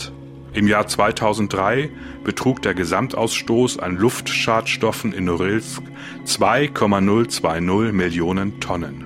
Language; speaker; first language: German; native; German